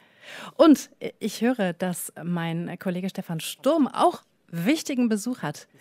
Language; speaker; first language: German; native; German